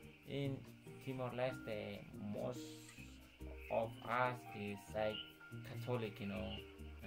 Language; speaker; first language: English; non-native, learner; Tetum